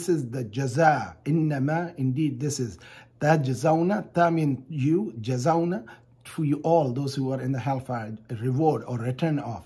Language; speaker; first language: English; non-native, fluent; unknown